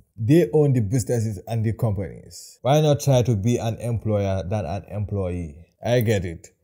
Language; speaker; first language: English; non-native, local second language; Wolof